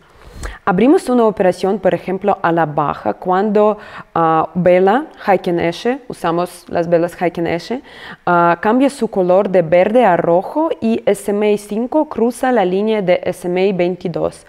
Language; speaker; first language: Spanish; non-native, fluent; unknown